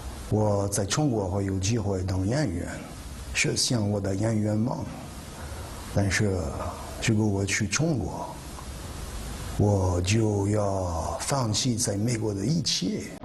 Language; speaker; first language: Chinese; non-native, learner; French